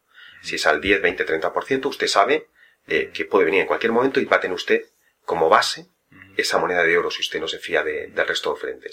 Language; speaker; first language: Spanish; native; Spanish